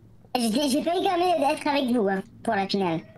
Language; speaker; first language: French; native; French